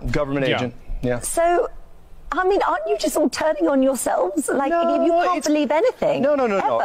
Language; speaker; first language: English; native; English